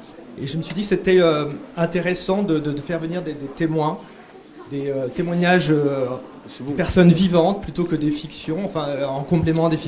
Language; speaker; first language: French; native; French